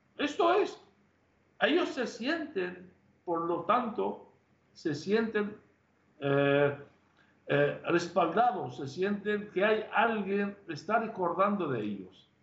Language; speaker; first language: Spanish; non-native, fluent; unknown